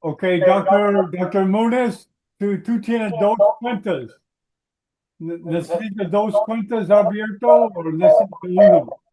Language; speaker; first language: Spanish; non-native, learner; English